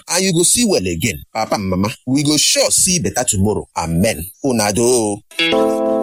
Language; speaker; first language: Nigerian Pidgin; native; Nigerian Pidgin